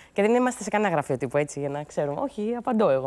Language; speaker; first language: Greek; native; Greek